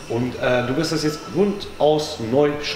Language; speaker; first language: German; native; German